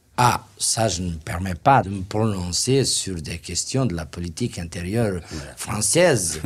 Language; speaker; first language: French; non-native, fluent; Portuguese